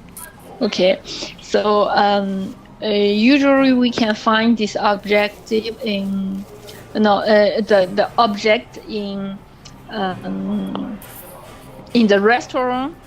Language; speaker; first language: English; non-native, learner; French